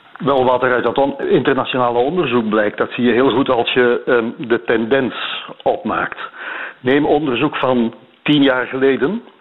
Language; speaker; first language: Dutch; native; Dutch